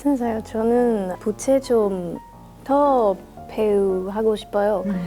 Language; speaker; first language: Korean; non-native, learner; English